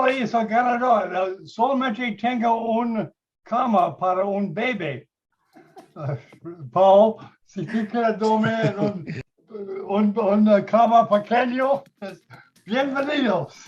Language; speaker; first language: Spanish; non-native, learner; English